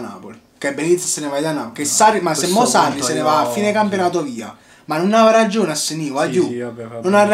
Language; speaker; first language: Italian; native; Italian